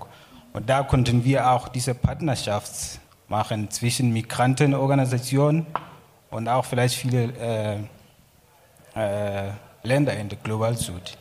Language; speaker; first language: German; non-native, learner; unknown